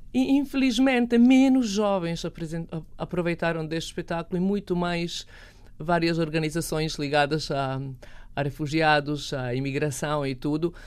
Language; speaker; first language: Portuguese; non-native, fluent; Serbian